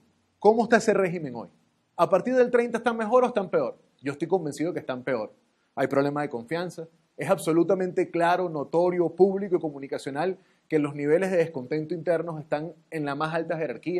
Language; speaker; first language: Spanish; native; Spanish